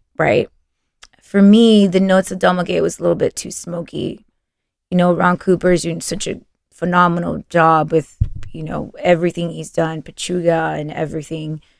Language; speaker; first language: English; early bilingual, other home language; Spanish